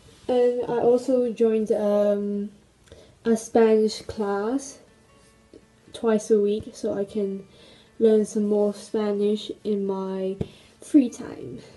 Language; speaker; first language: English; non-native, local second language; Cantonese